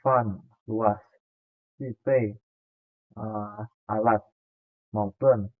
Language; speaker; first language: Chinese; non-native, fluent; Indonesian